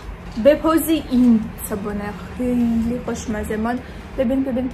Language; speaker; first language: Persian; non-native, learner; Turkish